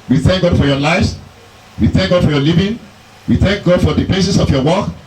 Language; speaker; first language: English; non-native, local second language; Yoruba